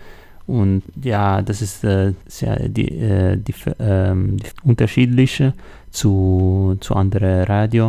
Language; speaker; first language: German; non-native, learner; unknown